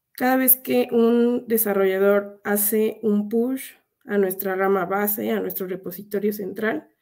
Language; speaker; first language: Spanish; native; Spanish